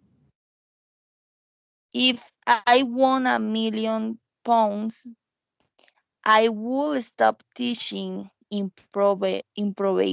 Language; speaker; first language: English; non-native, learner; Spanish